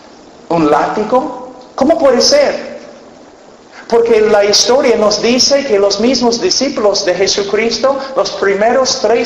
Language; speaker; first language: Spanish; non-native, fluent; English